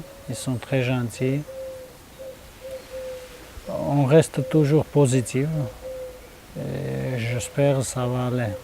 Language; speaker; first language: French; non-native, learner; Armenian